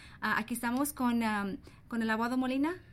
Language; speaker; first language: Spanish; early bilingual, heritage; English